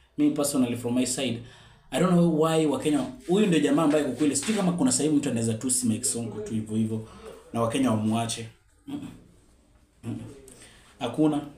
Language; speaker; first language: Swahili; native; Swahili